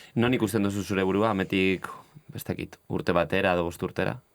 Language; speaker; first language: Basque; native; Basque